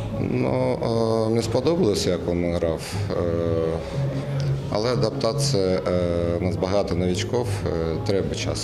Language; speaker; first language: Ukrainian; non-native, learner; Russian